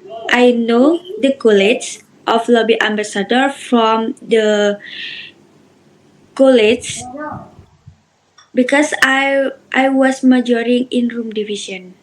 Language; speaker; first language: English; non-native, learner; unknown